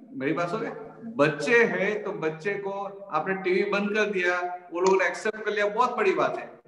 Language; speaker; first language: Hindi; non-native, local second language; Gujarati